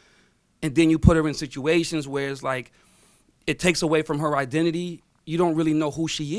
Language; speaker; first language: English; native; English